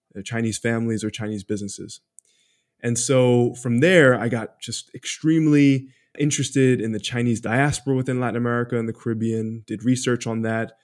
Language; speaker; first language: English; early bilingual, other home language; Spanish